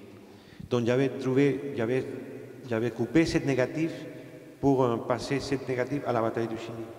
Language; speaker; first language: French; non-native, fluent; Spanish